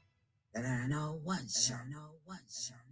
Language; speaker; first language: English; native; English